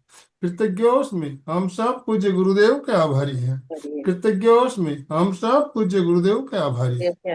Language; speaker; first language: Hindi; native; Hindi